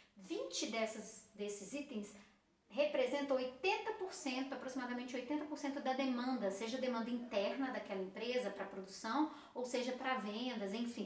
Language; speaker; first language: Portuguese; native; Portuguese